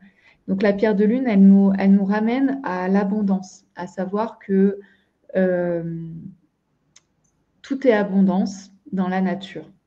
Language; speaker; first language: French; native; French